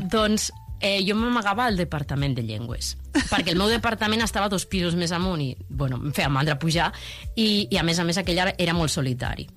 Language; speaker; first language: Catalan; native; Catalan